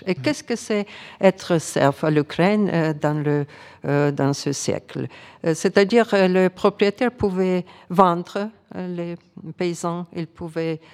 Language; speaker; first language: French; non-native, fluent; Ukrainian